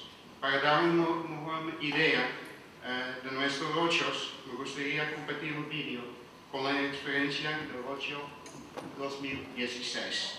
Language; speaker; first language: Spanish; non-native, fluent; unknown